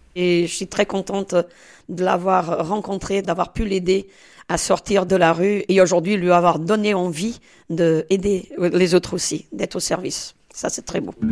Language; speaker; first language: French; non-native, fluent; Portuguese